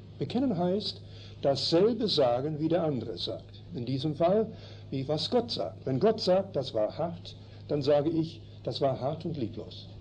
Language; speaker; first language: German; early bilingual, heritage; German